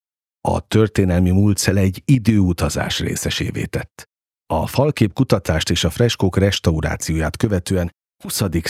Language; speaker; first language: Hungarian; native; Hungarian